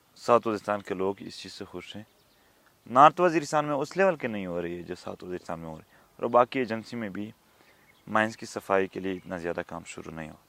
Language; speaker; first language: Urdu; non-native, local second language; Pashto